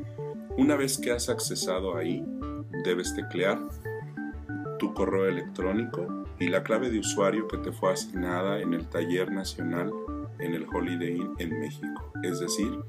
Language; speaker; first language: Spanish; native; Spanish